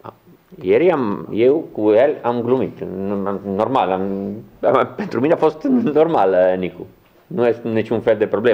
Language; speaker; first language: Romanian; non-native, learner; Italian